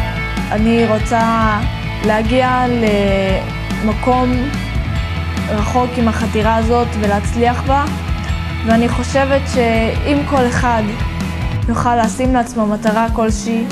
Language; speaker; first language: Hebrew; early bilingual, other home language; Russian